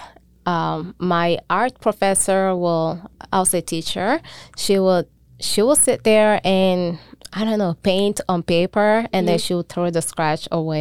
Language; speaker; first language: English; non-native, fluent; Mandingo